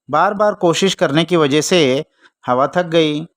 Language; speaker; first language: Hindi; non-native, local second language; Marathi